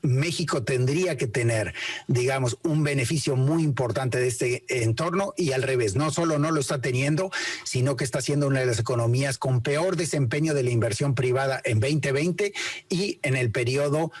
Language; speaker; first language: Spanish; native; Spanish